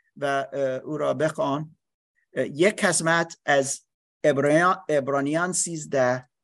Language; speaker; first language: Persian; non-native, learner; English